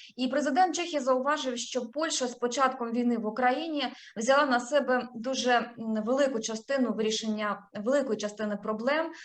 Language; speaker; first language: Ukrainian; native; Ukrainian